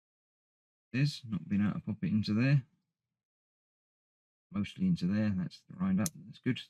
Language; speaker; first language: English; native; English